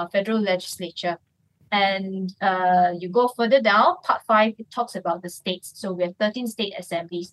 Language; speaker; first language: English; non-native, local second language; Chinese